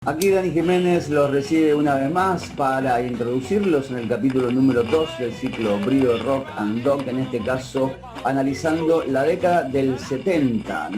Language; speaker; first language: Spanish; native; Spanish